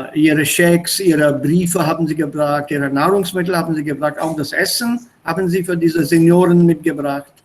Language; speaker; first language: German; non-native, fluent; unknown